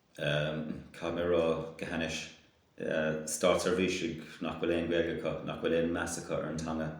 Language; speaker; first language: Irish; non-native, local second language; English